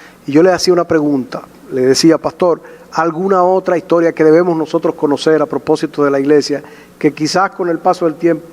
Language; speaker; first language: Spanish; native; Spanish